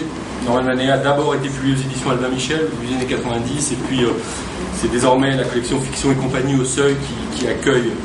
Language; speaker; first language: French; native; French